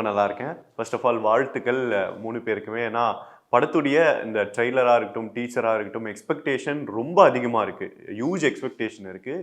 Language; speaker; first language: Tamil; native; Tamil